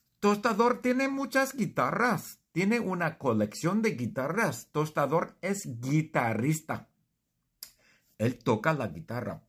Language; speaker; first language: Spanish; non-native, fluent; English